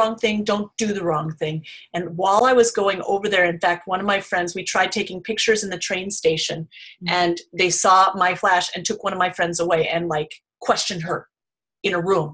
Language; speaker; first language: English; native; English